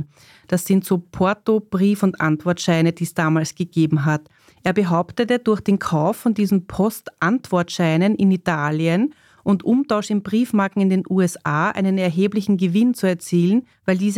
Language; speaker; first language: German; native; German